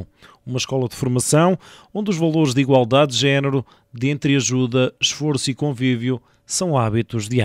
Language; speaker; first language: Portuguese; native; Portuguese